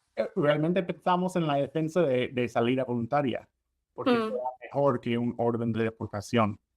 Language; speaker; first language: Spanish; non-native, fluent; English